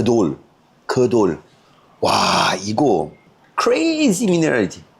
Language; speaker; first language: Korean; non-native, fluent; French